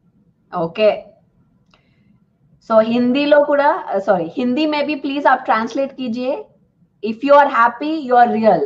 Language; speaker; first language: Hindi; non-native, learner; Telugu